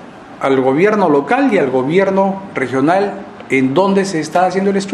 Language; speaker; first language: Spanish; native; Spanish